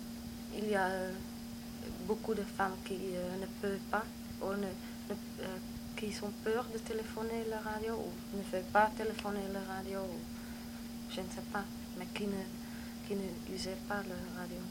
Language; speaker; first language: French; non-native, learner; Dutch